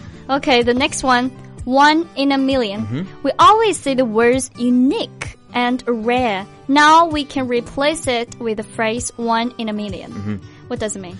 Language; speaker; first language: English; non-native, fluent; Chinese